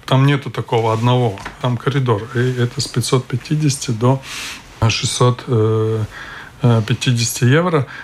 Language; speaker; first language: Russian; non-native, local second language; Latvian